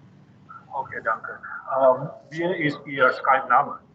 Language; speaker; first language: German; non-native, learner; Indonesian